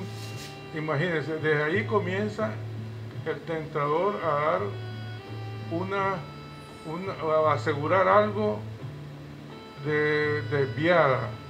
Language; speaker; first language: Spanish; native; Spanish